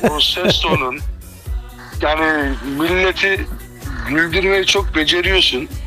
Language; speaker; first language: Turkish; early bilingual, heritage; Turkish